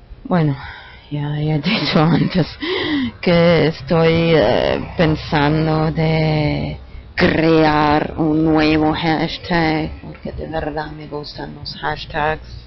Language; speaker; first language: Spanish; non-native, learner; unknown